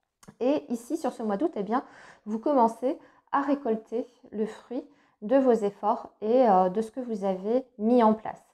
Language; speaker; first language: French; native; French